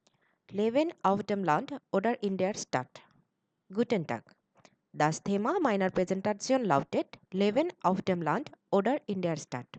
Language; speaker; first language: German; non-native, learner; Bangla